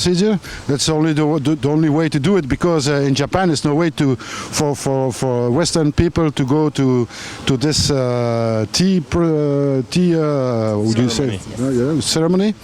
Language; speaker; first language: English; non-native, fluent; French